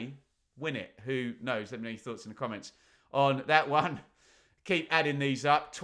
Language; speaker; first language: English; native; English